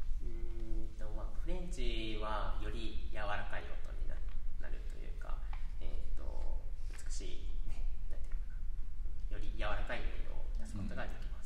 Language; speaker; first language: Japanese; native; Japanese